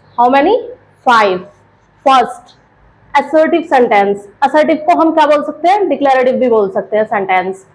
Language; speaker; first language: Hindi; native; Hindi